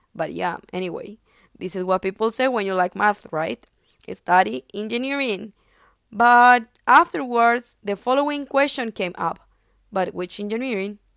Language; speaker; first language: English; non-native, fluent; Spanish